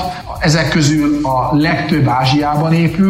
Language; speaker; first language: Hungarian; native; Hungarian